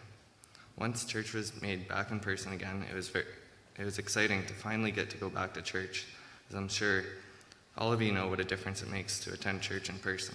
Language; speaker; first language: English; native; English